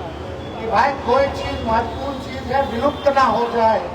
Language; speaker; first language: Hindi; native; Hindi